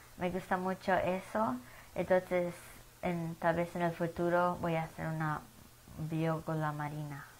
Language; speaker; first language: Spanish; early bilingual, heritage; Spanish